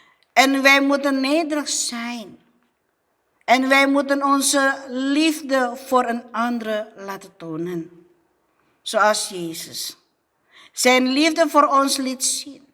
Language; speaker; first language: Dutch; non-native, fluent; Indonesian